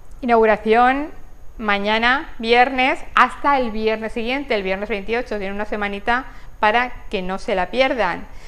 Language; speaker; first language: Spanish; native; Spanish